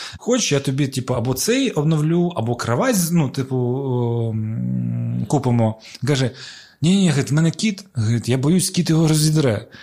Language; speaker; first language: Ukrainian; non-native, local second language; Russian